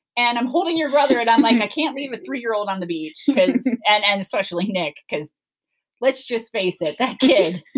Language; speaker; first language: English; native; English